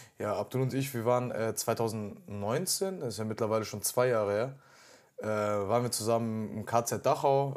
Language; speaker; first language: German; early bilingual, other home language; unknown